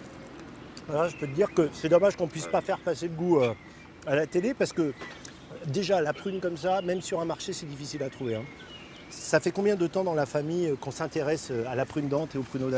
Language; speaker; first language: French; native; French